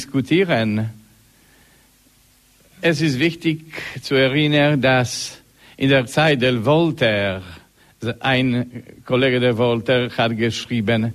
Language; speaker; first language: German; non-native, learner; Polish